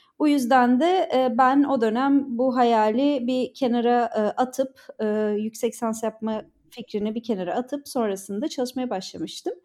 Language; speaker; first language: Turkish; native; Turkish